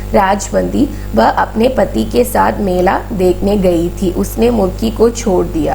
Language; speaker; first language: Hindi; non-native, local second language; Malayalam